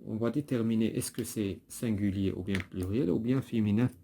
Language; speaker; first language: French; non-native, local second language; Arabic